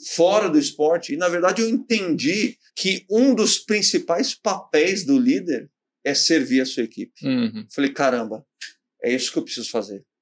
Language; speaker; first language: Portuguese; native; Portuguese